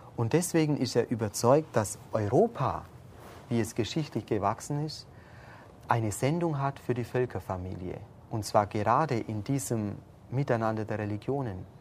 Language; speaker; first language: German; native; German